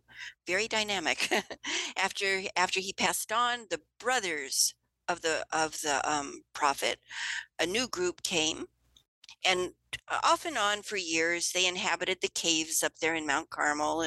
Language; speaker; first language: English; native; English